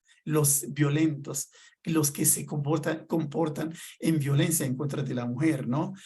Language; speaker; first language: Spanish; non-native, fluent; Arabic